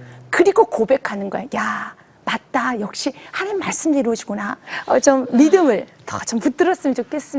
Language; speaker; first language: Korean; native; Korean